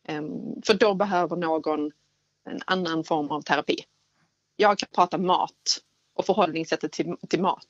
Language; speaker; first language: Swedish; native; Swedish